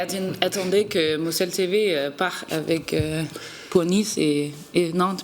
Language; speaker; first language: French; non-native, learner; Danish